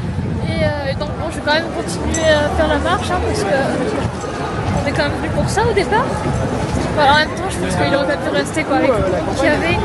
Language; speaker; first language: French; native; French